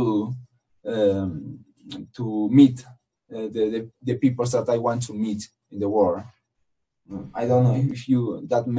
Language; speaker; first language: English; non-native, learner; Spanish